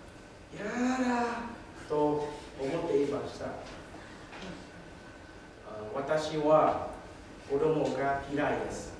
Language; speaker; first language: Japanese; non-native, learner; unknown